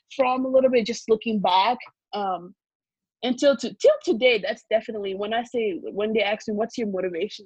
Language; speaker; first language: English; early bilingual, other home language; Kongo